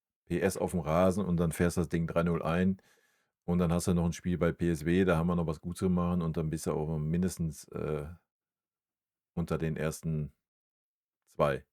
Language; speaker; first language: German; native; German